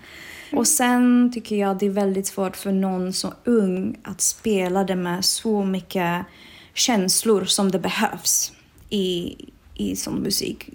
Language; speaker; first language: Swedish; non-native, fluent; Czech